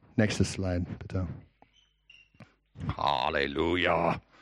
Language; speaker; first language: German; non-native, learner; English